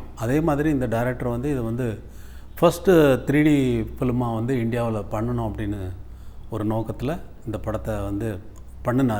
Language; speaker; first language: Tamil; native; Tamil